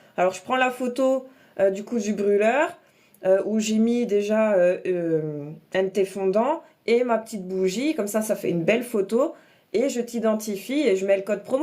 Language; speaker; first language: French; native; French